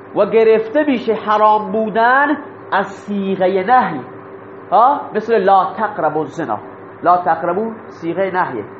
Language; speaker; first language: Persian; non-native, local second language; Baluchi